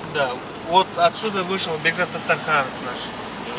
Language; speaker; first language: Russian; non-native, local second language; Kazakh